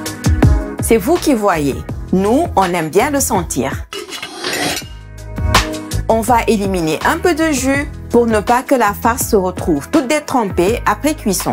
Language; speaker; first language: French; native; French